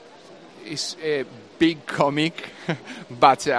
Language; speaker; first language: English; non-native, learner; Italian